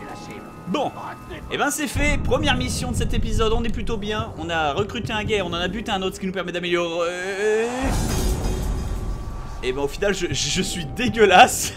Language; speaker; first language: French; native; French